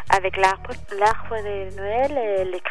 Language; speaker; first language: French; non-native, fluent; Spanish